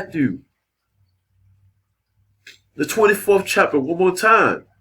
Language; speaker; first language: English; native; English